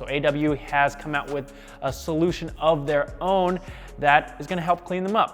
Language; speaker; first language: English; native; English